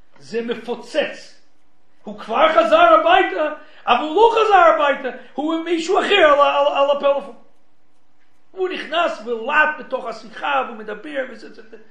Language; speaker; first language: Hebrew; non-native, fluent; English